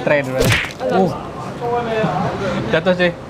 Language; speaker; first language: English; non-native, learner; Indonesian